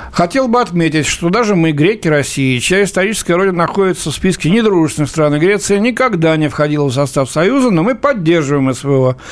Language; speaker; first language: Russian; native; Russian